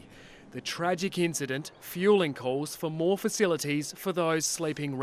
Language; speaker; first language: English; native; English